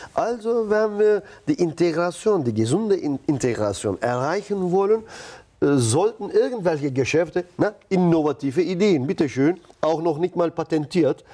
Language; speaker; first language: German; non-native, fluent; Turkish